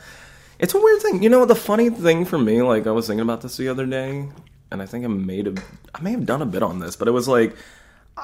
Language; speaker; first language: English; native; English